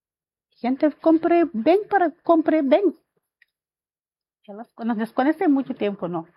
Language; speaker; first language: Portuguese; non-native, learner; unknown